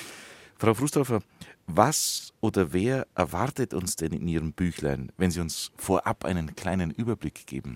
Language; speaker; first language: German; native; German